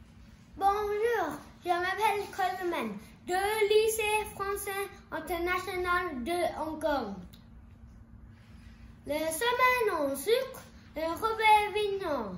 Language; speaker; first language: French; non-native, learner; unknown